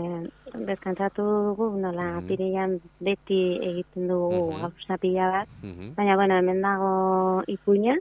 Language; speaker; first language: Basque; non-native, local second language; Spanish